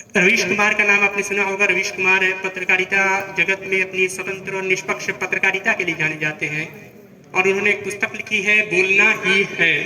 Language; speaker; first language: Hindi; native; Hindi